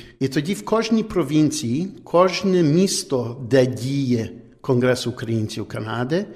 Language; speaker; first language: Ukrainian; early bilingual, heritage; Ukrainian